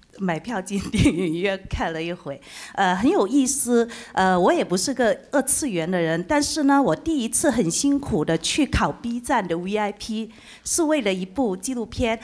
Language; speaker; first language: Chinese; non-native, local second language; Cantonese